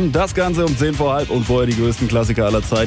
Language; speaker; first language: German; native; German